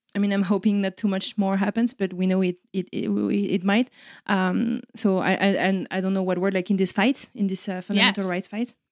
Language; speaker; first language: English; non-native, fluent; French